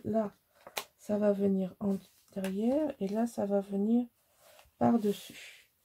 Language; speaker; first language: French; native; French